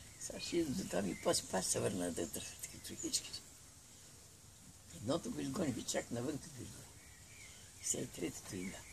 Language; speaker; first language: Bulgarian; native; Bulgarian